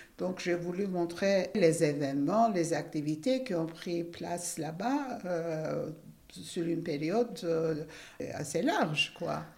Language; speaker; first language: French; non-native, fluent; Turkish